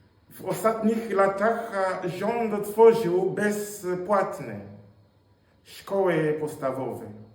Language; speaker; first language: Polish; non-native, fluent; Swahili